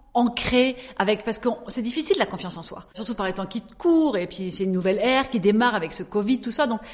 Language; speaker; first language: French; native; French